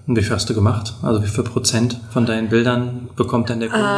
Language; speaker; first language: German; native; German